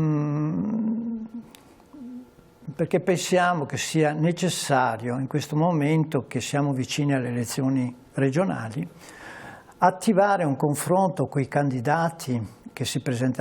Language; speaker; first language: Italian; native; Italian